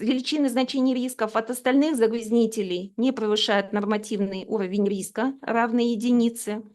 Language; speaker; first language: Russian; native; Russian